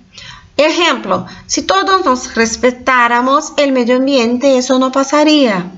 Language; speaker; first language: Spanish; non-native, fluent; Portuguese